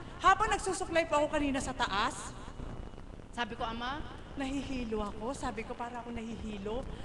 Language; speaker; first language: Filipino; non-native, local second language; Cebuano